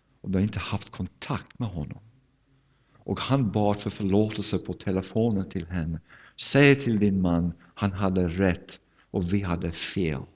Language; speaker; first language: Swedish; non-native, fluent; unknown